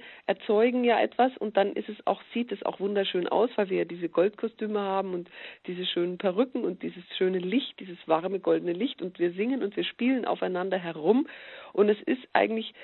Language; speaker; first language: German; native; German